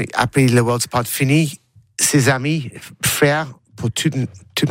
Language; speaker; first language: French; non-native, learner; English